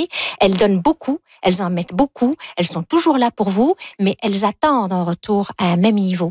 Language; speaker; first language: French; native; French